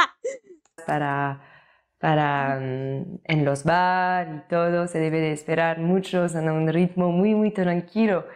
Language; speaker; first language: Spanish; non-native, learner; French